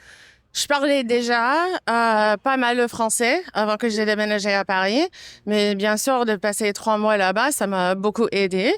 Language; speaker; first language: French; non-native, fluent; English